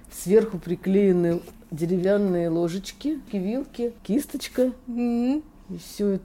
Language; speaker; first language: Russian; native; Russian